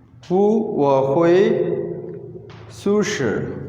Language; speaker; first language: Chinese; non-native, learner; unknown